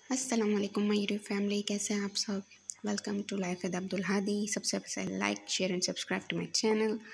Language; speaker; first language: Urdu; native; Urdu